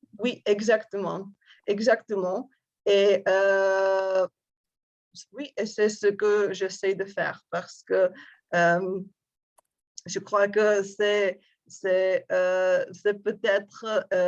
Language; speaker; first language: French; non-native, fluent; Czech